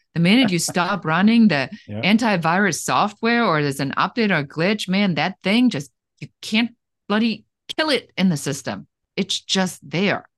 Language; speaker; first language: English; non-native, fluent; German